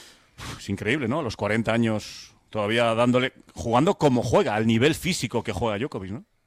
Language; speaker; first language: Spanish; native; Spanish